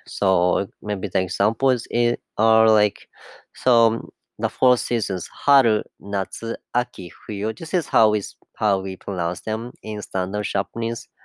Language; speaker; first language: English; non-native, fluent; Japanese